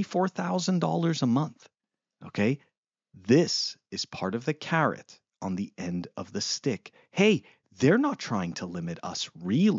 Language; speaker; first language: English; native; English